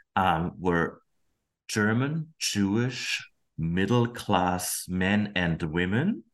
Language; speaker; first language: English; non-native, fluent; German